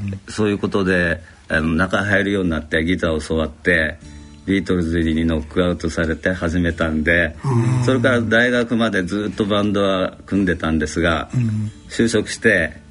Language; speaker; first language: Japanese; native; Japanese